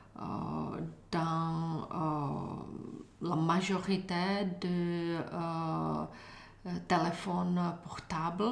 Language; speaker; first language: French; non-native, learner; Czech